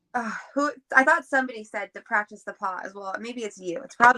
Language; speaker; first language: English; native; English